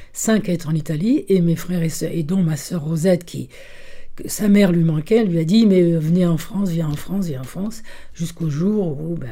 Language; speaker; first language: French; early bilingual, other home language; Italian